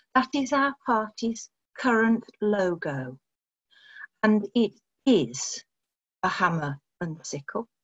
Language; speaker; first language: English; native; English